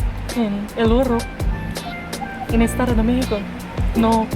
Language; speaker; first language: Spanish; non-native, learner; English